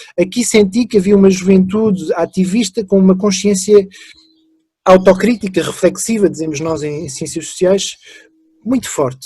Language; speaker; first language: Portuguese; early bilingual, other home language; French